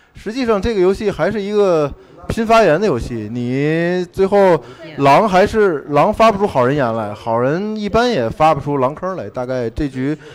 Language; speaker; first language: Chinese; native; Chinese